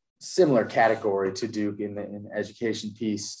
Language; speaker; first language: English; native; English